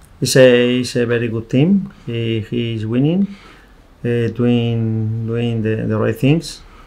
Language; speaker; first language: English; non-native, fluent; Spanish